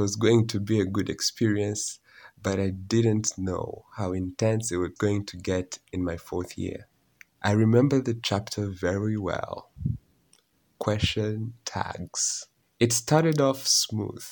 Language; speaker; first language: English; non-native, local second language; Kinyarwanda